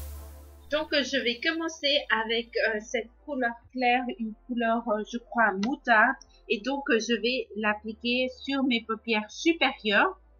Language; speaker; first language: French; non-native, learner; Spanish